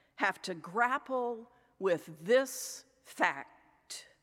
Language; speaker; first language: English; native; English